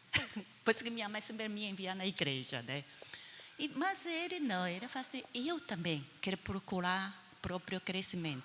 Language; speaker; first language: Portuguese; non-native, fluent; Chinese